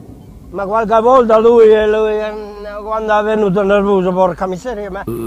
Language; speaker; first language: Italian; non-native, learner; Swiss German